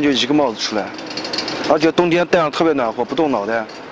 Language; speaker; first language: Chinese; native; Chinese